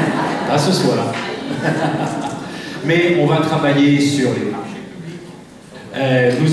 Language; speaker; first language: French; native; French